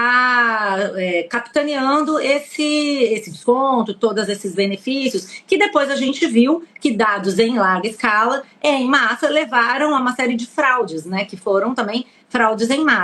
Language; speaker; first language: Portuguese; native; Portuguese